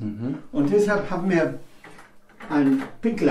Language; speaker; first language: German; non-native, fluent; English